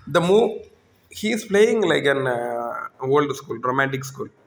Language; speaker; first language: English; non-native, local second language; Tamil